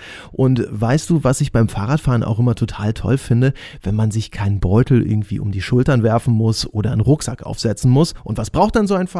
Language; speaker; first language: German; native; German